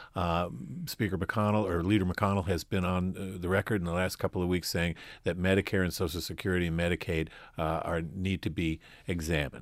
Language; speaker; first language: English; native; English